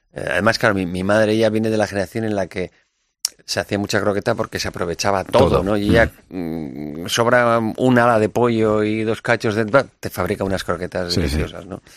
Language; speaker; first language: Spanish; native; Spanish